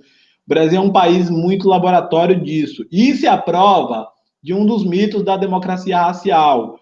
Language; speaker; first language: Portuguese; native; Portuguese